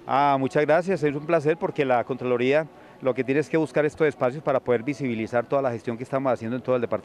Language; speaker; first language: Spanish; native; Spanish